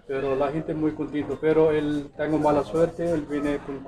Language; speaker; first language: Spanish; non-native, learner; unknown